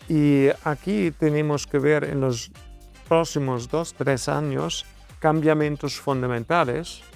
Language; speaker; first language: Spanish; non-native, fluent; German